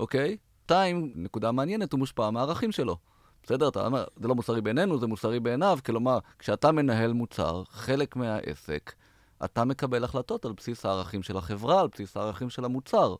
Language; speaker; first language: Hebrew; native; Hebrew